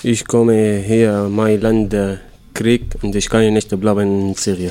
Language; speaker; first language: German; non-native, learner; Arabic